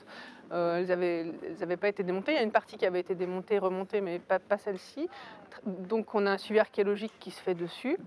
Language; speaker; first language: French; native; French